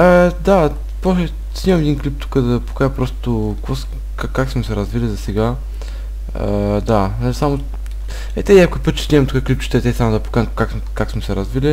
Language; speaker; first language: Bulgarian; native; Bulgarian